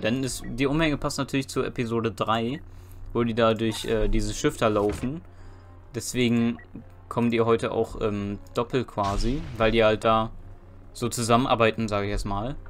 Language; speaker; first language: German; native; German